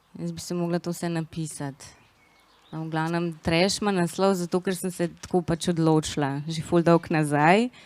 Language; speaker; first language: Slovenian; native; Slovenian